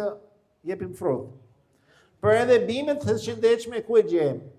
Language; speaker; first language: Albanian; non-native, fluent; English